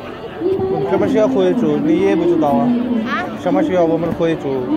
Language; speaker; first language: Chinese; non-native, learner; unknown